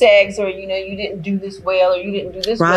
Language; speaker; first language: English; native; English